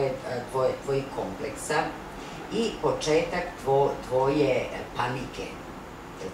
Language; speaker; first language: Bosnian; native; Bosnian